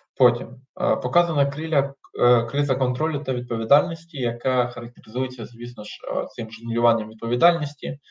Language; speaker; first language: Ukrainian; non-native, local second language; Russian